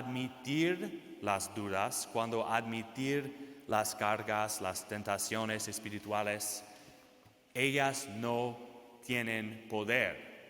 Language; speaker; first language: Spanish; non-native, fluent; English